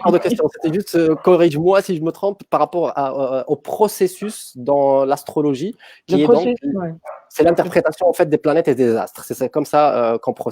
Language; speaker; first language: French; native; French